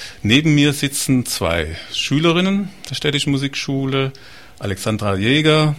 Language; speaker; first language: German; native; German